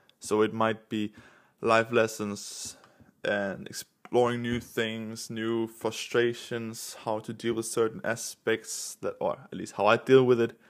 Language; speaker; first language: English; non-native, fluent; Danish